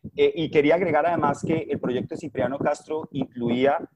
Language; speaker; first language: Spanish; native; Spanish